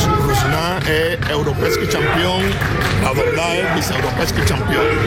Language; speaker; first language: Bulgarian; non-native, learner; Spanish